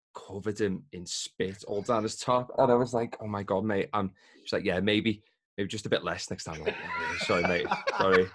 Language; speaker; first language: English; native; English